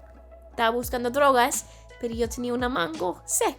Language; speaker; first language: Spanish; non-native, fluent; English